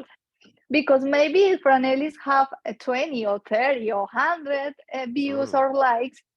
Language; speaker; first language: English; non-native, learner; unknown